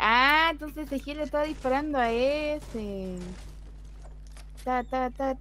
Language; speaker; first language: Spanish; native; Spanish